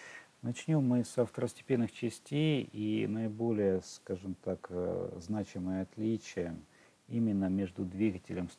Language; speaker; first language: Russian; native; Russian